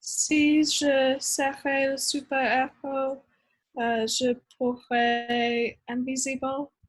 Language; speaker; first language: French; non-native, learner; English